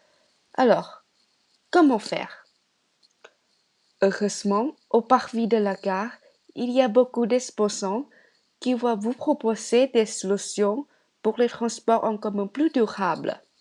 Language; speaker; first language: French; non-native, fluent; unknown